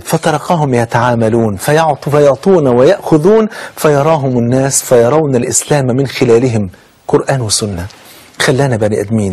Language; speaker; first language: Arabic; native; Arabic